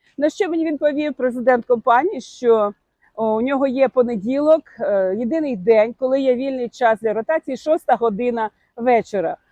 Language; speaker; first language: Ukrainian; native; Ukrainian